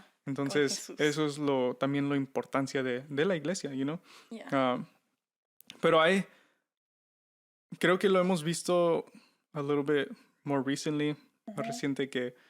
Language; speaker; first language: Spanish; early bilingual, heritage; Spanish